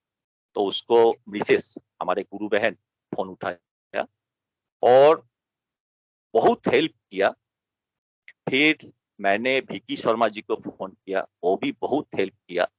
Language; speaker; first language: Hindi; non-native, local second language; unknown